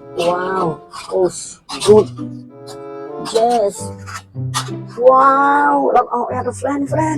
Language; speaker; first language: English; non-native, learner; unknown